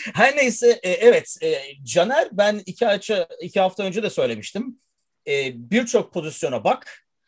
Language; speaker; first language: Turkish; early bilingual, heritage; Turkish